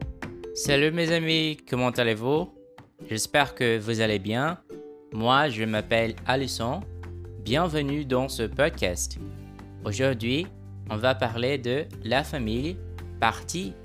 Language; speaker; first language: French; non-native, learner; Portuguese